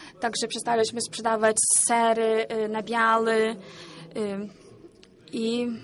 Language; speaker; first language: Polish; non-native, learner; Ukrainian